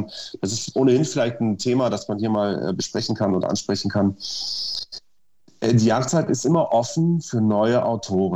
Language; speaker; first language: German; native; German